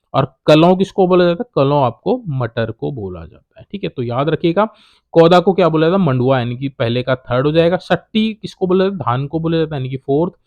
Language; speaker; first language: Hindi; native; Hindi